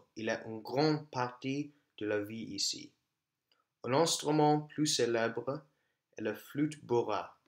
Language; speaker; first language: French; non-native, learner; English